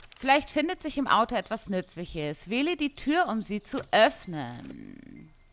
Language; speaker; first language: German; native; German